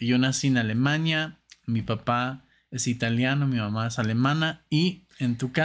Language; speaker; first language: Spanish; non-native, fluent; German